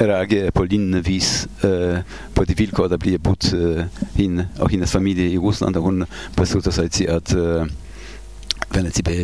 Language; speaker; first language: Danish; non-native, fluent; Polish